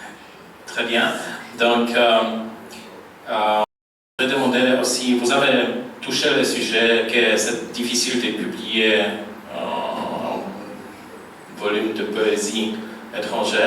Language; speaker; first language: French; non-native, fluent; Polish